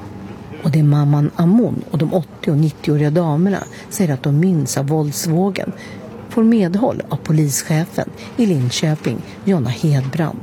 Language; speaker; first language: Swedish; native; Swedish